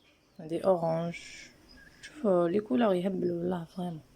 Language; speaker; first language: Arabic; native; Arabic